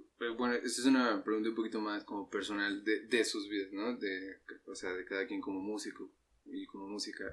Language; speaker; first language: Spanish; native; Spanish